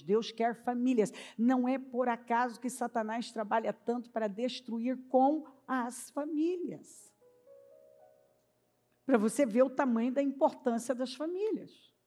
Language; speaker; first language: Portuguese; native; Portuguese